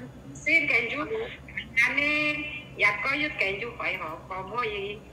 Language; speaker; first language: Cantonese; non-native, learner; Indonesian